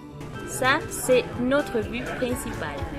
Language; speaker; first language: French; non-native, fluent; Spanish